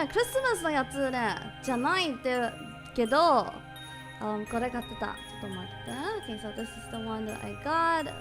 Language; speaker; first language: Japanese; non-native, learner; English